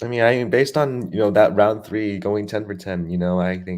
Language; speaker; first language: English; native; English